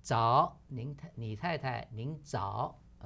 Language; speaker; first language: Chinese; non-native, fluent; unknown